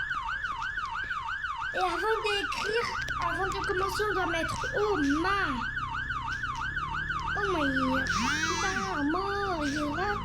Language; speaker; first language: French; native; French